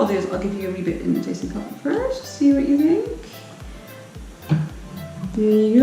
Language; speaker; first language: English; native; English